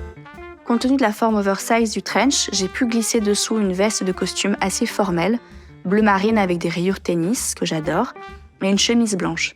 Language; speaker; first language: French; native; French